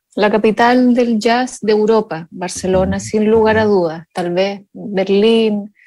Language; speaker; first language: Spanish; native; Spanish